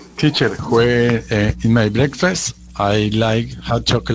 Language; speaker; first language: English; non-native, learner; Spanish